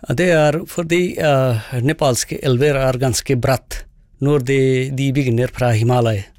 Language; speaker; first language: Norwegian; non-native, fluent; Nepali